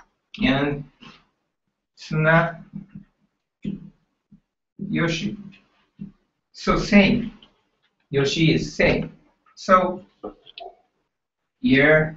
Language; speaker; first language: English; non-native, learner; Japanese